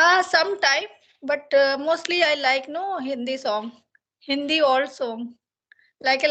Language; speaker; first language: English; non-native, learner; Hindi